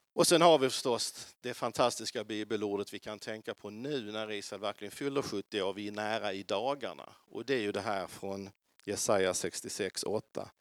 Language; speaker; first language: Swedish; native; Swedish